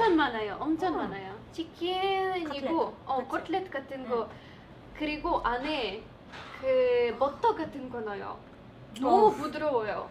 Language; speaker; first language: Korean; non-native, fluent; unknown